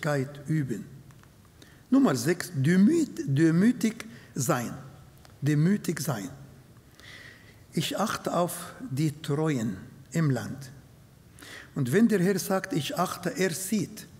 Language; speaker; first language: German; non-native, fluent; Arabic